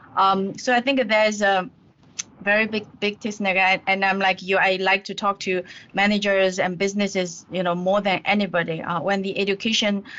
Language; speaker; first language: English; non-native, fluent; Chinese